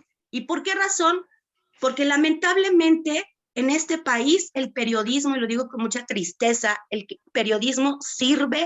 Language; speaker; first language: Spanish; native; Spanish